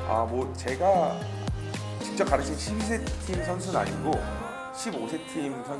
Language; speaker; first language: Korean; native; Korean